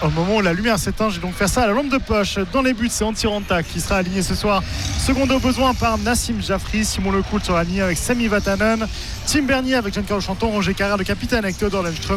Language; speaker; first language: French; native; French